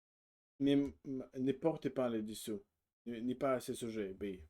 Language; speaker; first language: French; non-native, learner; Russian